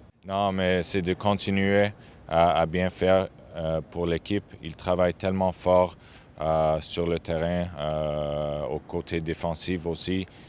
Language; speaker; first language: French; non-native, fluent; English